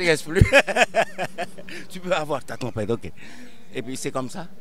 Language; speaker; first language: French; non-native, local second language; Haitian Creole